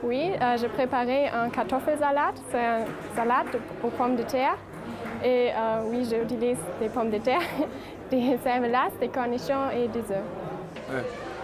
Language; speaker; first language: French; non-native, learner; German